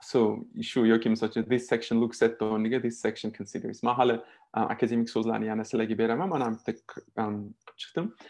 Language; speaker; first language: English; non-native, fluent; Uzbek